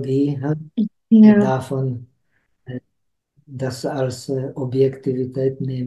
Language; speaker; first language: German; non-native, fluent; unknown